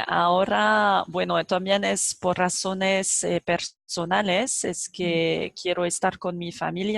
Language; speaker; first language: Spanish; non-native, fluent; French